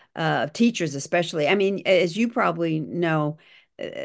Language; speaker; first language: English; native; English